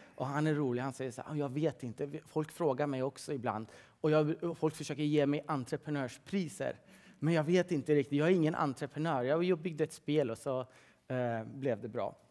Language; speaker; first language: Swedish; early bilingual, other home language; Persian